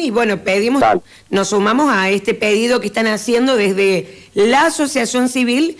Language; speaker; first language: Spanish; native; Spanish